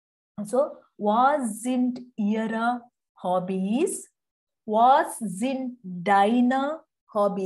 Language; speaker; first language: German; non-native, fluent; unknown